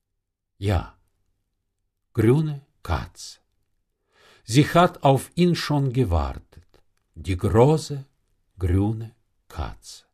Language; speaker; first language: German; non-native, fluent; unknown